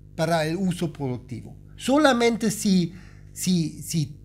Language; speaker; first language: Spanish; non-native, fluent; German